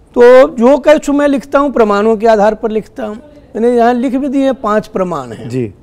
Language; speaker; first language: Hindi; native; Hindi